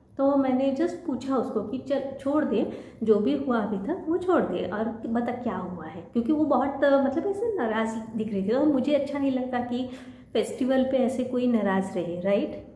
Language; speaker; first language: Hindi; non-native, local second language; Marathi